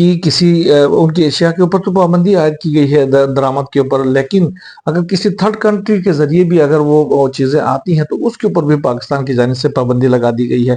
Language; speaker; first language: Urdu; native; Urdu